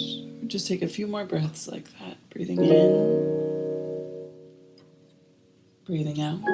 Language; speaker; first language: English; native; English